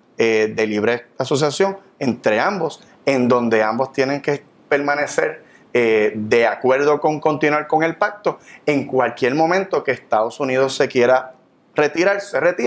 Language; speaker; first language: Spanish; native; Spanish